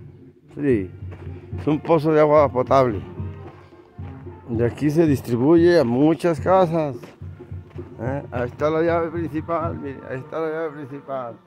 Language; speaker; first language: Spanish; native; Spanish